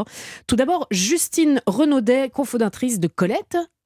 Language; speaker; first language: French; native; French